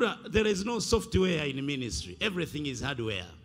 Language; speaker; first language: English; non-native, local second language; Swahili